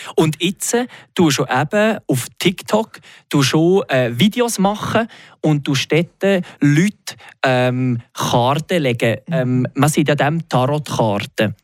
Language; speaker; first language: German; native; German